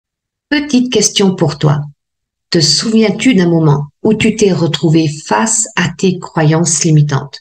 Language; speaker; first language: French; native; French